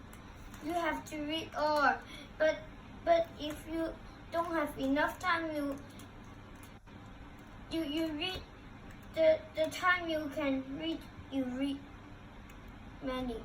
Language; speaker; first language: English; non-native, local second language; Cantonese